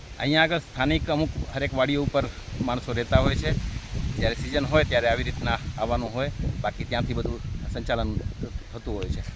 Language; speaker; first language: Gujarati; non-native, local second language; Kachhi